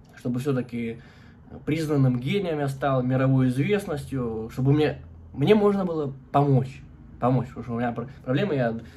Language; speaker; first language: Russian; native; Russian